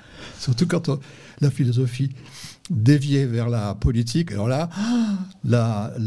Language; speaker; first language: French; native; French